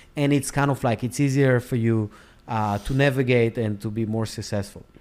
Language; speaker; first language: English; non-native, fluent; Hebrew